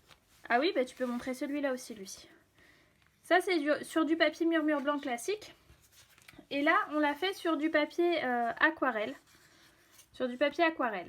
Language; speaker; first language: French; native; French